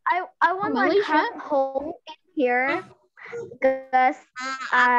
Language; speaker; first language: English; non-native, learner; Indonesian